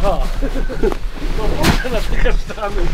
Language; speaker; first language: Polish; native; Polish